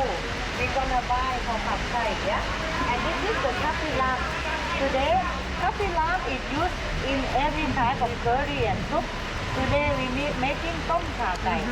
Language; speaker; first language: English; non-native, learner; Thai